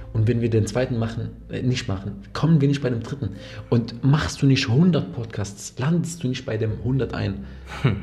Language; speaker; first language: German; non-native, fluent; Arabic